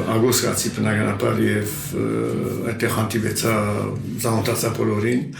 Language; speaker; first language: Armenian; early bilingual, heritage; Armenian